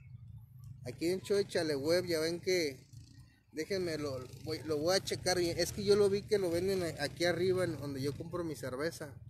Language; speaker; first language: Spanish; native; Spanish